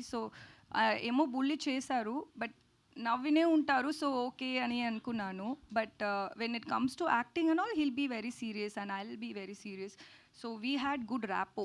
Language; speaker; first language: Telugu; non-native, learner; Tamil